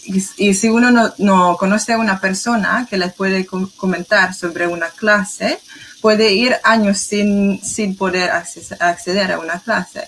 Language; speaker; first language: Spanish; non-native, fluent; English